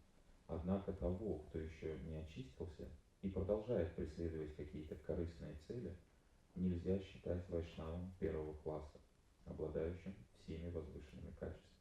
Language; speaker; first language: Russian; native; Russian